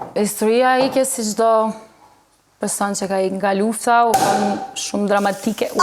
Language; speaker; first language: Albanian; early bilingual, heritage; Albanian